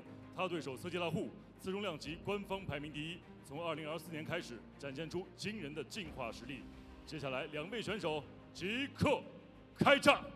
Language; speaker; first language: Chinese; native; Chinese